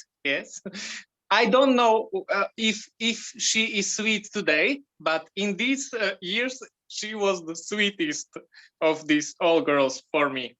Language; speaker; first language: English; non-native, learner; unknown